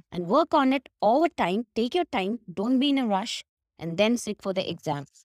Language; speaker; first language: English; non-native, local second language; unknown